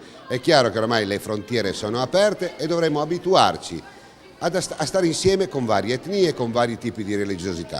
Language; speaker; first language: Italian; native; Italian